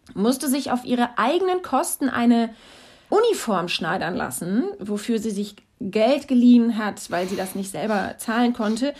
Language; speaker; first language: German; native; German